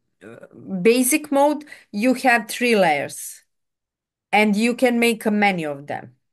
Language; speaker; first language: English; non-native, fluent; Serbian